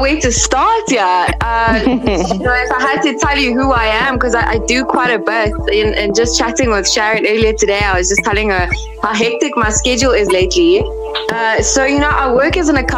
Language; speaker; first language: English; native; English